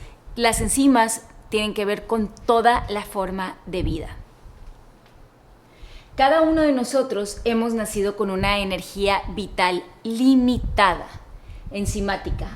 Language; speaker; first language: Spanish; native; Spanish